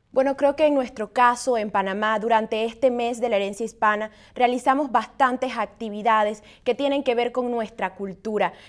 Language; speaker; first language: Spanish; native; Spanish